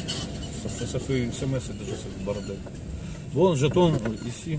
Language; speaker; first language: French; non-native, learner; Polish